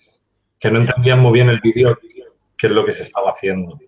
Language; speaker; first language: Spanish; native; Spanish